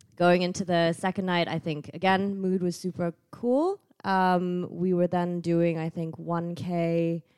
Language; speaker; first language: English; non-native, fluent; Thai